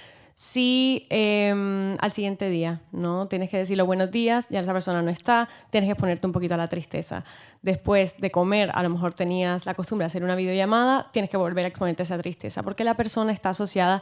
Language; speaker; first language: Spanish; native; Spanish